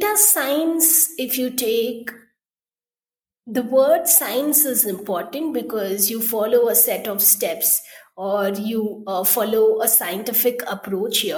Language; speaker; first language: English; non-native, local second language; Tamil